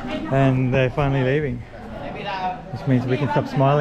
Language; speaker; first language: English; native; English